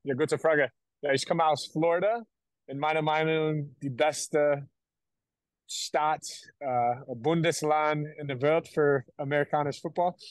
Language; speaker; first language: German; non-native, learner; English